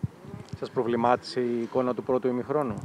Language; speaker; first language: Greek; native; Greek